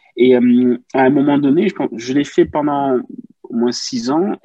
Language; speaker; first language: French; non-native, local second language; Kinyarwanda